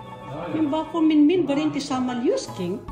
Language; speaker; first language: Swedish; non-native, learner; Filipino